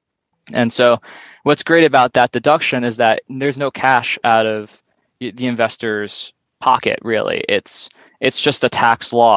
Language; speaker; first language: English; native; English